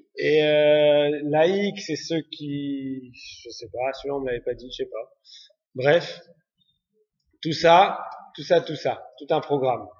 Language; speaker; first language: French; native; French